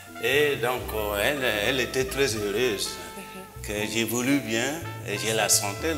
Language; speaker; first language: French; non-native, local second language; Igbo